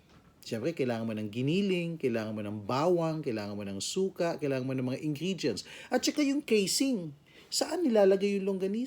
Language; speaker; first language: Filipino; native; Filipino